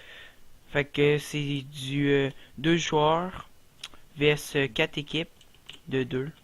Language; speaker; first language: French; native; French